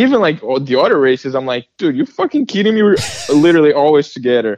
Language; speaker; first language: English; early bilingual, other home language; Portuguese